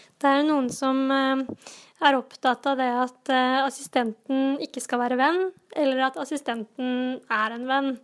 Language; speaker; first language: Norwegian; native; Norwegian